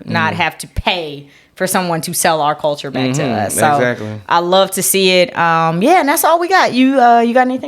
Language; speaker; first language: English; native; English